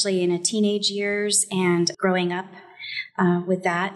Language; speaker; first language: English; native; English